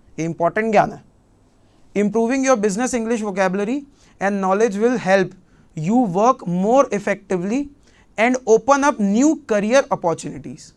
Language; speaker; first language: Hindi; native; Hindi